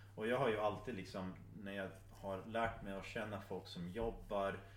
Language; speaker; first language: Swedish; non-native, fluent; English